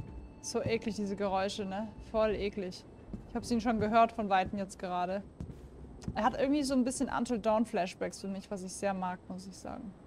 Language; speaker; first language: German; native; German